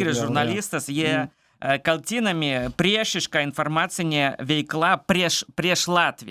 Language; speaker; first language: Lithuanian; non-native, learner; Belarusian